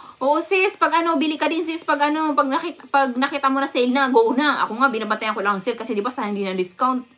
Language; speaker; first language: Filipino; non-native, local second language; Cebuano